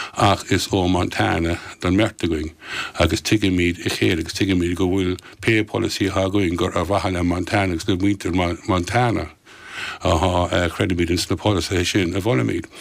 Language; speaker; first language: Irish; non-native, local second language; English